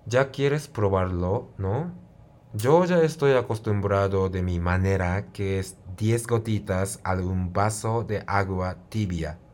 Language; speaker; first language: Spanish; non-native, fluent; Japanese